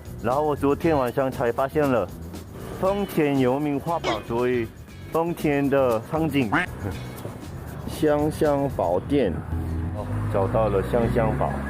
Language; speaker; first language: Chinese; non-native, fluent; Korean